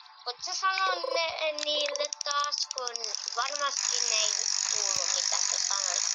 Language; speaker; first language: Finnish; early bilingual, other home language; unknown